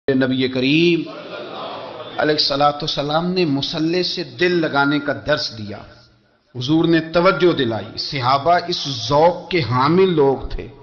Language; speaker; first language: Urdu; non-native, local second language; Punjabi